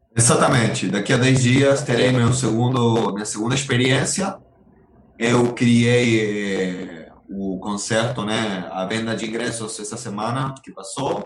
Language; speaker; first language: Portuguese; non-native, fluent; Spanish